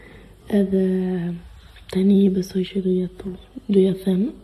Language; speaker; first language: Albanian; early bilingual, heritage; Albanian